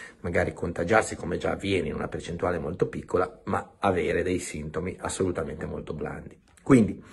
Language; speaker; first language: Italian; native; Italian